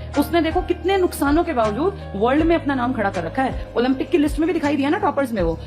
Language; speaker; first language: Hindi; native; Hindi